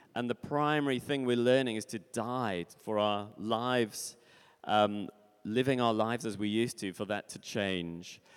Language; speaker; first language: English; native; English